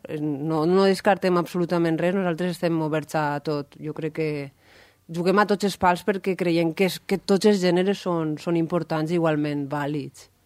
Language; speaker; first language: Catalan; native; Catalan